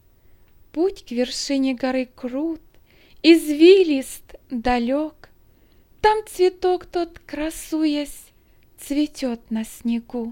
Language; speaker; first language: Russian; native; Russian